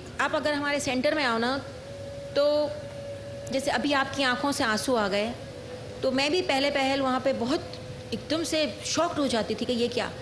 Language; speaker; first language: Urdu; native; Urdu